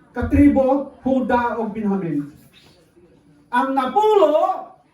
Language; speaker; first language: Cebuano; non-native, local second language; Hiligaynon